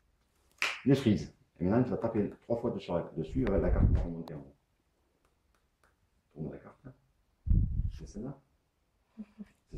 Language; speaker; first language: French; native; French